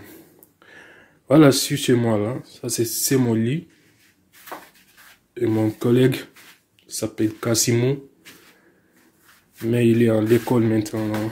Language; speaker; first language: French; non-native, learner; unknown